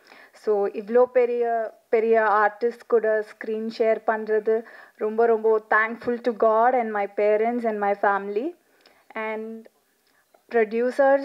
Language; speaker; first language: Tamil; non-native, fluent; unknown